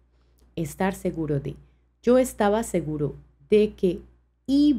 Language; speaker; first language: Spanish; non-native, fluent; French